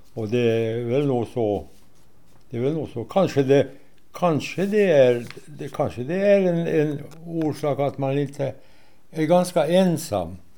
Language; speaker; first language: Swedish; native; Swedish